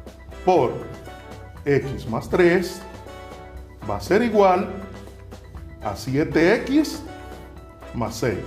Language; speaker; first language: Spanish; native; Spanish